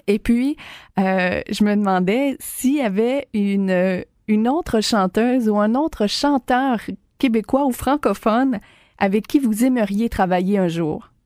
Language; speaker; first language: French; native; French